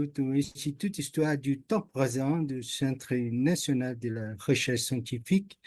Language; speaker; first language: French; non-native, learner; Portuguese